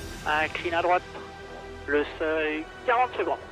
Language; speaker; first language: French; native; French